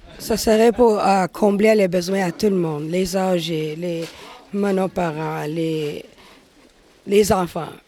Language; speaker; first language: French; native; French